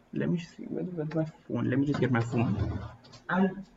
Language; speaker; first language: English; early bilingual, other home language; Hindi